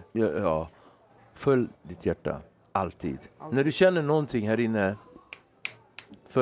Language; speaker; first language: Swedish; native; Swedish